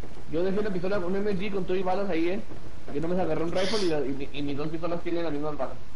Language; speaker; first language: Spanish; early bilingual, heritage; Spanish